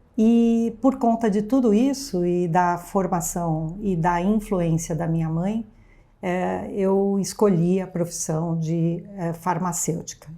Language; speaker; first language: Portuguese; early bilingual, other home language; Arabic